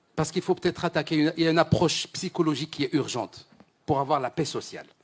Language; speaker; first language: French; non-native, local second language; Arabic